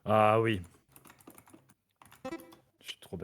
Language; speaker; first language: French; native; French